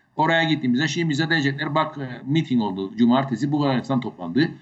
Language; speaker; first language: Turkish; native; Turkish